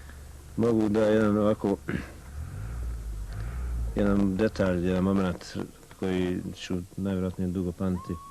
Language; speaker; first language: Bosnian; native; Bosnian